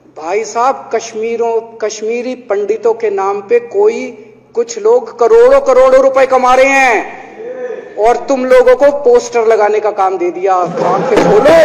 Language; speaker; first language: Hindi; native; Hindi